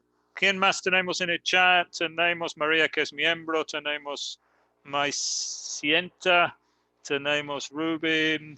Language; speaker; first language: Spanish; non-native, learner; English